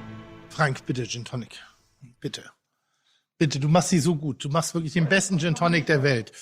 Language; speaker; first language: German; native; German